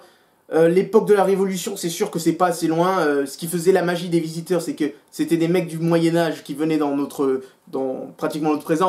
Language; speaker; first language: French; native; French